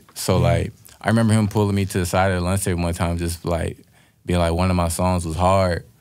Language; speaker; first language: English; native; English